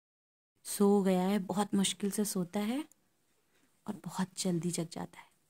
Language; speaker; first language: Hindi; native; Hindi